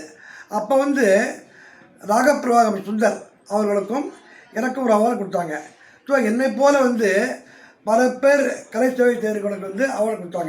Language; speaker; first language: Tamil; native; Tamil